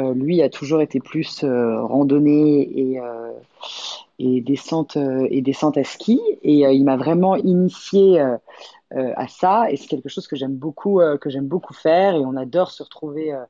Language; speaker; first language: French; native; French